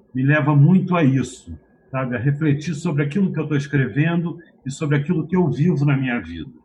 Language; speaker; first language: Portuguese; native; Portuguese